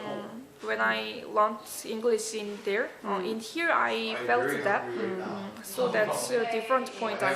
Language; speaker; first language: English; non-native, learner; Korean